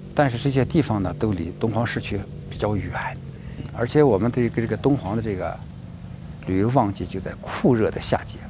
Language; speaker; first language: Chinese; native; Chinese